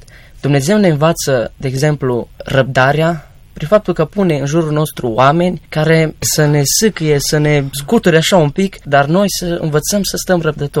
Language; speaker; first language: Romanian; native; Romanian